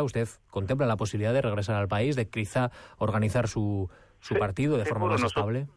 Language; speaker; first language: Spanish; native; Spanish